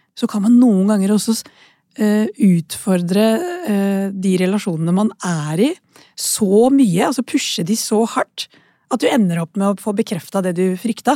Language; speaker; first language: Norwegian; early bilingual, other home language; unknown